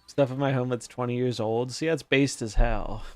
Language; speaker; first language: English; native; English